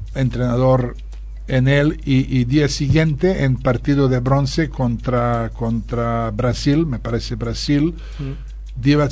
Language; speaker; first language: Spanish; non-native, fluent; Serbian